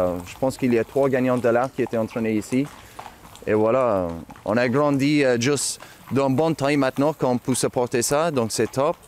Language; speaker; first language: French; non-native, fluent; English